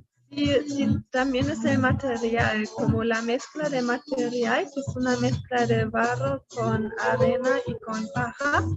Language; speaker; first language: Spanish; non-native, fluent; German